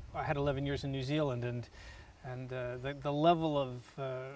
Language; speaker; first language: English; native; English